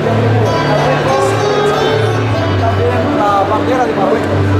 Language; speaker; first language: Spanish; non-native, learner; Arabic